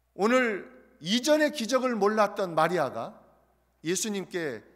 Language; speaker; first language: Korean; native; Korean